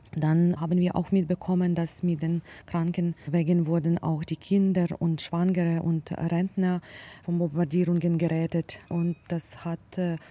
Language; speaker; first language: German; non-native, fluent; Ukrainian